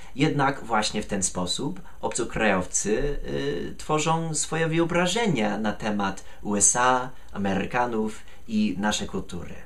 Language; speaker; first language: Polish; non-native, fluent; English